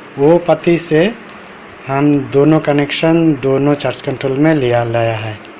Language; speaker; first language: Hindi; non-native, local second language; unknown